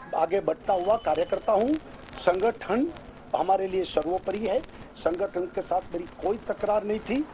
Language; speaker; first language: Hindi; non-native, local second language; Gujarati